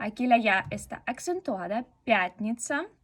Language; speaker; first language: Spanish; non-native, fluent; Russian